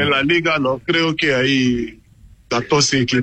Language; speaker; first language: Spanish; non-native, learner; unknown